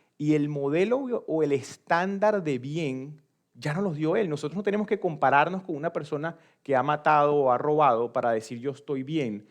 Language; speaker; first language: Spanish; native; Spanish